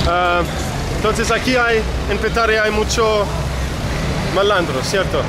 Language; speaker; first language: Spanish; non-native, learner; English